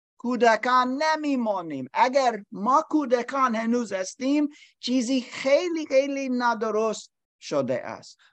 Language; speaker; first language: Persian; non-native, learner; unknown